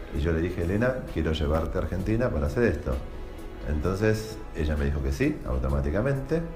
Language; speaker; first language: Spanish; native; Spanish